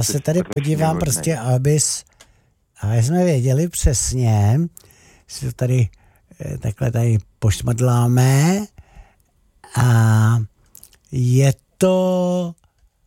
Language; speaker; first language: Czech; native; Czech